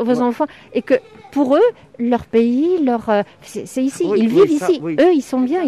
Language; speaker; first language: French; native; French